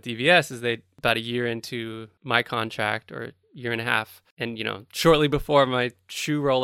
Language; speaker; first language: English; native; English